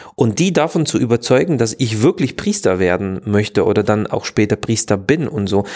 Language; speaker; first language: German; non-native, fluent; Polish